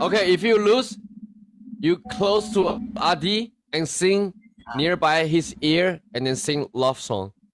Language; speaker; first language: English; non-native, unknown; Chinese